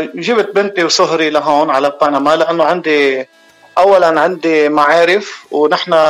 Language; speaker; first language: Arabic; native; Arabic